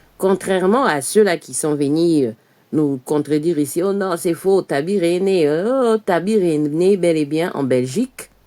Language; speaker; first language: French; non-native, local second language; Lingala